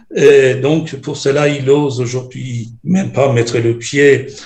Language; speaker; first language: French; non-native, fluent; Persian